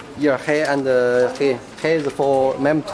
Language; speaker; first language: English; non-native, learner; Chinese